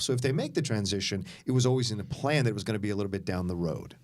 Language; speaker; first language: English; native; English